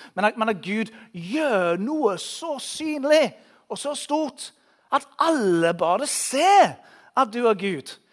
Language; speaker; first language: Norwegian; non-native, fluent; English